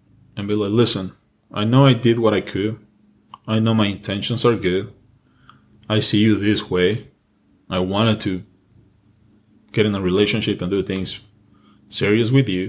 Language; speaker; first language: English; non-native, fluent; Spanish